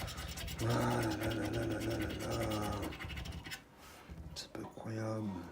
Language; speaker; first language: French; native; French